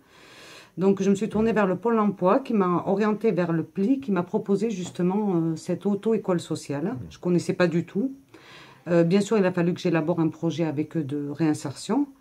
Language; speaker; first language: French; native; French